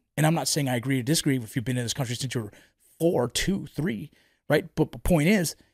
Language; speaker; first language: English; early bilingual, other home language; Spanish